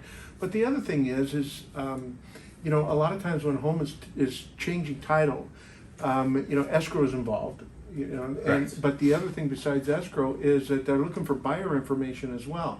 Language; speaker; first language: English; native; English